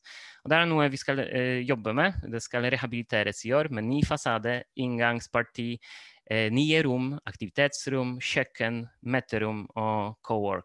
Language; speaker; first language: Norwegian; non-native, fluent; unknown